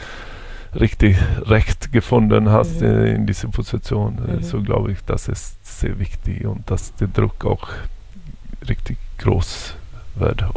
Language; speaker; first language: German; non-native, fluent; Swedish